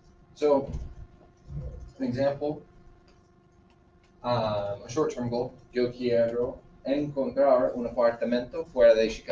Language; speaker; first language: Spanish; non-native, fluent; English